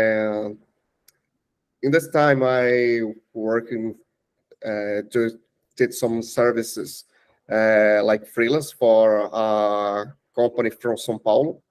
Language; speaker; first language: English; non-native, learner; Portuguese